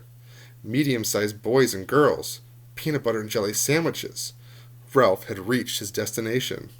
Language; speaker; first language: English; native; English